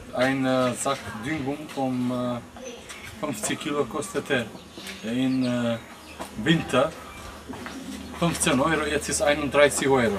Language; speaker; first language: German; non-native, fluent; Albanian